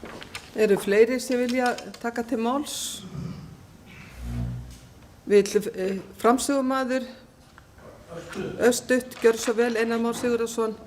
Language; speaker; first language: Icelandic; native; Icelandic